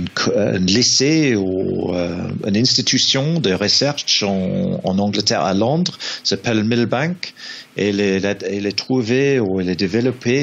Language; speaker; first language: French; non-native, learner; English